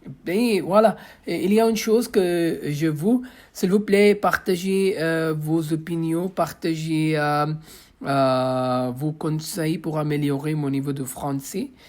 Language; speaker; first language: French; non-native, fluent; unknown